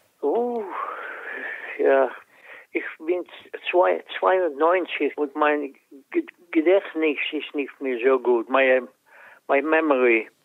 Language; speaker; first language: German; non-native, learner; Dutch